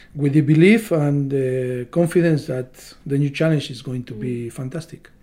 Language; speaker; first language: English; non-native, learner; Spanish